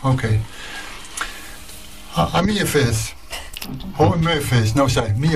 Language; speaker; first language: Portuguese; non-native, learner; Dutch